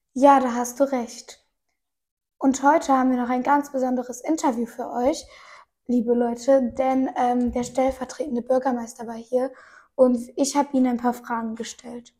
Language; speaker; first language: German; native; German